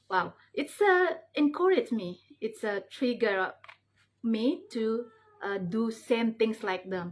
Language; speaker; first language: English; non-native, learner; Indonesian